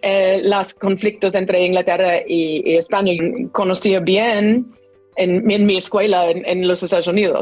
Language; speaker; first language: Spanish; non-native, fluent; English